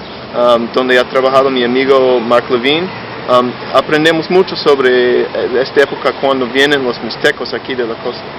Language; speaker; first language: Spanish; non-native, fluent; English